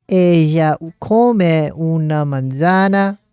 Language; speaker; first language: Spanish; non-native, learner; English